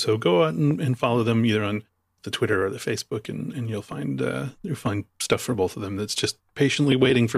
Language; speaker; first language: English; native; English